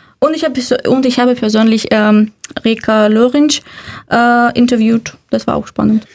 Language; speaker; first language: German; non-native, fluent; Russian